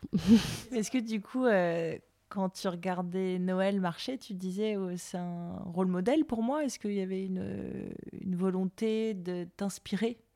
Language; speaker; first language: French; native; French